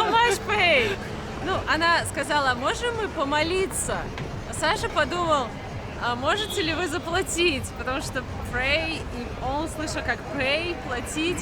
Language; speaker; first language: Russian; native; Russian